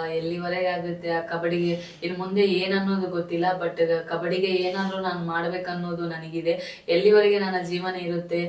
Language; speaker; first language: Kannada; non-native, local second language; Tulu